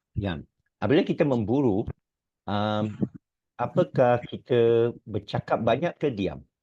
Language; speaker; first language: Malay; non-native, local second language; Chinese